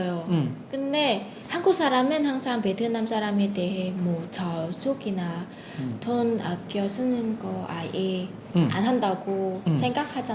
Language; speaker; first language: Korean; non-native, fluent; Vietnamese